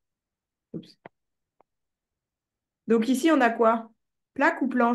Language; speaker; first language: French; native; French